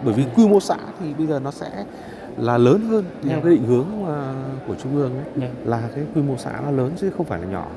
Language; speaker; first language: Vietnamese; native; Vietnamese